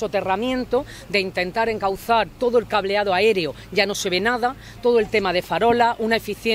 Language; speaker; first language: Spanish; native; Spanish